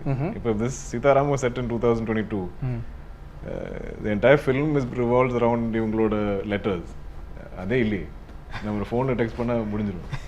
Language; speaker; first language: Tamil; non-native, local second language; Malayalam